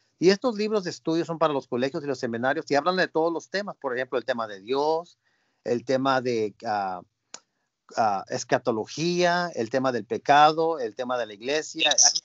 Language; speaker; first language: Spanish; early bilingual, heritage; Spanish